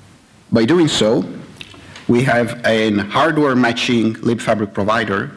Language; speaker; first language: English; non-native, fluent; Italian